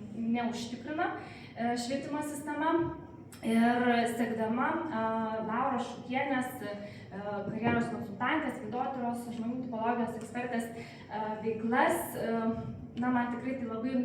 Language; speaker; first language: Lithuanian; native; Lithuanian